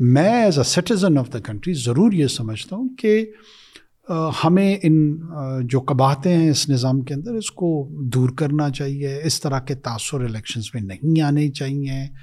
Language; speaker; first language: Urdu; non-native, local second language; Pashto